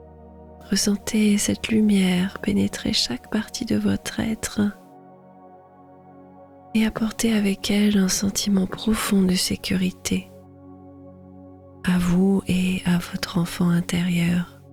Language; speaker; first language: French; native; French